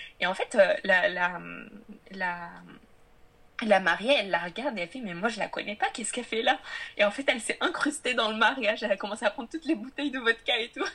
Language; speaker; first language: French; early bilingual, other home language; Polish